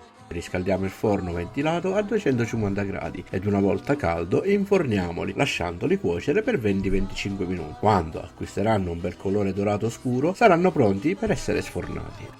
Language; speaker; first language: Italian; native; Italian